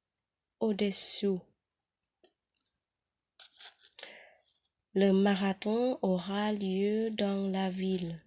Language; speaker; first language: French; non-native, learner; Thai